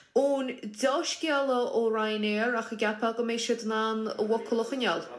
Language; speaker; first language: Irish; native; Irish